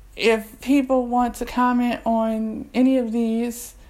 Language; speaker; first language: English; native; English